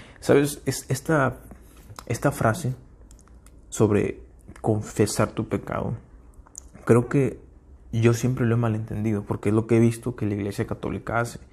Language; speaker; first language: Spanish; early bilingual, heritage; Spanish